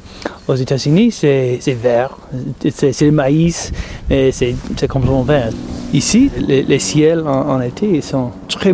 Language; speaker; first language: French; non-native, fluent; English